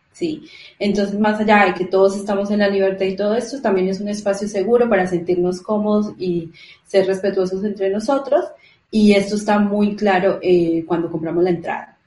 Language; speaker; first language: Spanish; native; Spanish